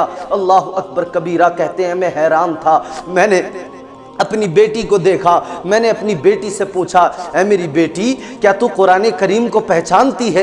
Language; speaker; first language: Urdu; native; Urdu